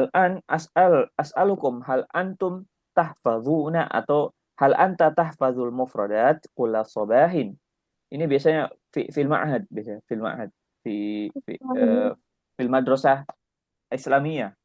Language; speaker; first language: Arabic; non-native, fluent; Indonesian